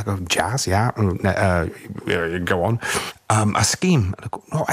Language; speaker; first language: Czech; non-native, fluent; English